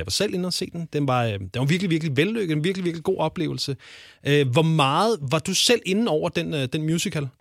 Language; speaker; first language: Danish; native; Danish